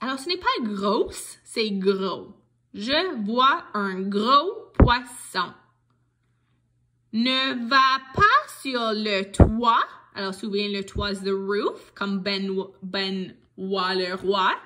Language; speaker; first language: French; non-native, local second language; English